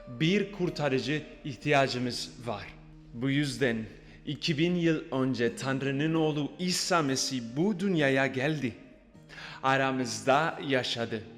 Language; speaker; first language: Turkish; non-native, fluent; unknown